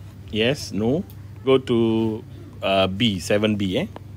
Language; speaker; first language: English; non-native, local second language; Malay